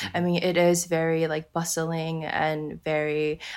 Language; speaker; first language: English; early bilingual, other home language; Japanese